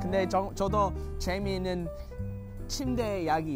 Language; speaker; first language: Korean; non-native, learner; English